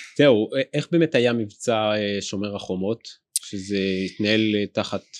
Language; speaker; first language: Hebrew; native; Hebrew